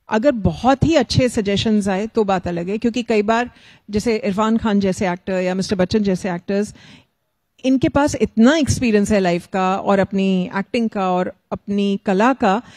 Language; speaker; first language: Hindi; native; Hindi